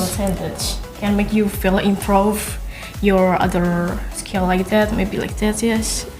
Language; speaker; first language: English; non-native, learner; Indonesian